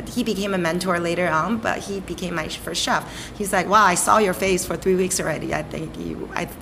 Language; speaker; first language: English; non-native, fluent; Chinese